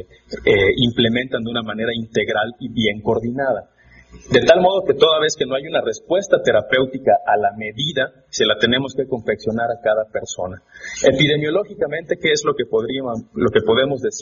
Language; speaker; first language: Spanish; native; Spanish